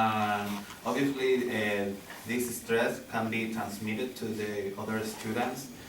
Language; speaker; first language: English; non-native, learner; Spanish